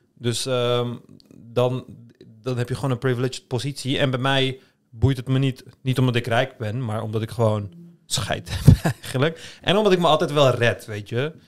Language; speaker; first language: Dutch; early bilingual, other home language; Turkish